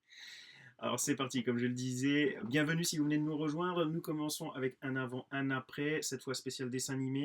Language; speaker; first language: French; native; French